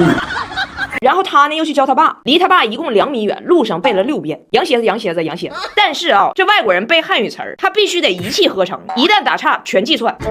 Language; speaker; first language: Chinese; native; Chinese